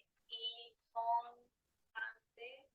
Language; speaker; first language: French; non-native, learner; Spanish